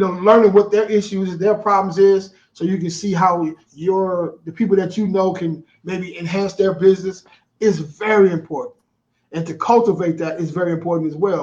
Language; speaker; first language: English; native; English